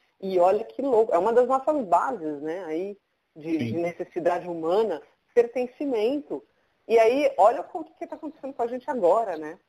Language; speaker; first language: Portuguese; native; Portuguese